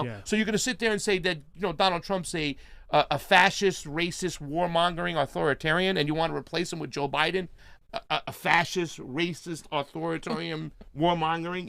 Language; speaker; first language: English; native; English